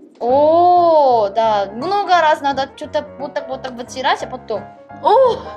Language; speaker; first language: Russian; non-native, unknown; Korean